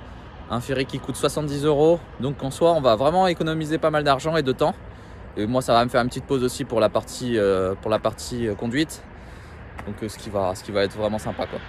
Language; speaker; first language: French; native; French